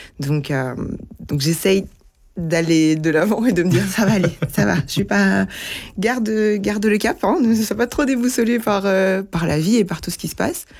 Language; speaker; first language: French; early bilingual, other home language; Lingala